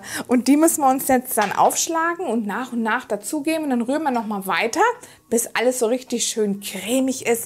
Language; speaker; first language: German; native; German